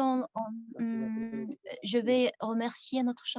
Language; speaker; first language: French; non-native, fluent; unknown